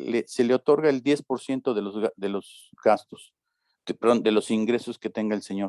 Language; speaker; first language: Spanish; native; Spanish